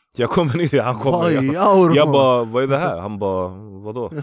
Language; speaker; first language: Swedish; early bilingual, other home language; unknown